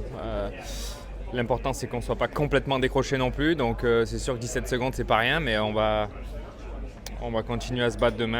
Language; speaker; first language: French; native; French